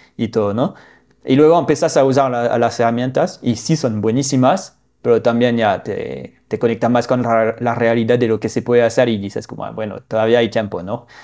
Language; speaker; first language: Spanish; non-native, fluent; French